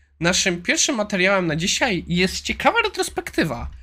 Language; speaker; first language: Polish; native; Polish